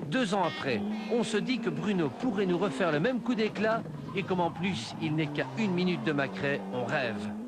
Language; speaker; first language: French; native; French